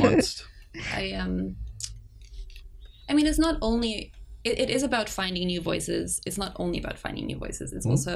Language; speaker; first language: English; non-native, local second language; Afrikaans